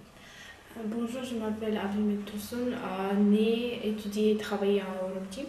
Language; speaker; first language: French; non-native, learner; Uyghur